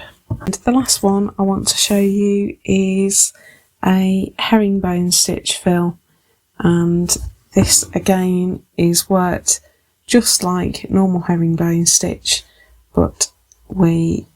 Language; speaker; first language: English; native; English